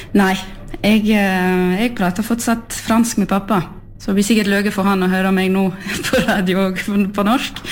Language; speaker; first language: Norwegian; early bilingual, heritage; French